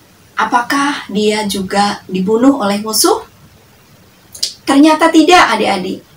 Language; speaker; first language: Indonesian; native; Indonesian